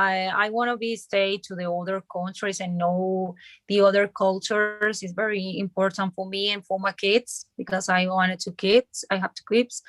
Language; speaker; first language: English; non-native, learner; Spanish